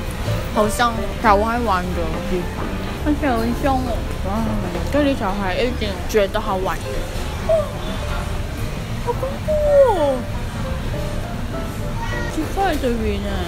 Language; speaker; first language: Chinese; non-native, learner; Korean